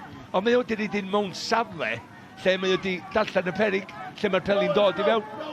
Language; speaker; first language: Welsh; native; Welsh